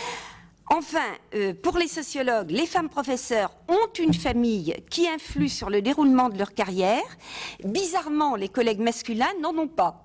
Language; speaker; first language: French; native; French